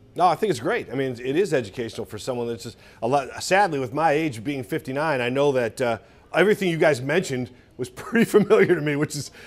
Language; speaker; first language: English; native; English